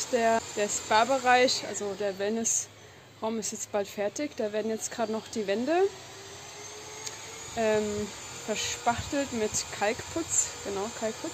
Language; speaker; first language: German; native; German